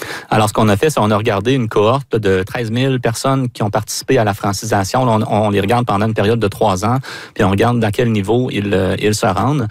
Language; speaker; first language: French; native; French